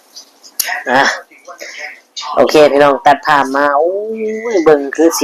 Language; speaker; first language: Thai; non-native, local second language; Lao